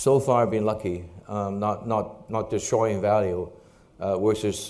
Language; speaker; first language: English; non-native, local second language; Cantonese